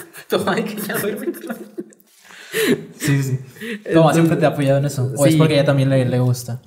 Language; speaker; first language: Spanish; native; Spanish